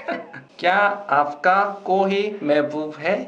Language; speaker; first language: Hindi; non-native, learner; Korean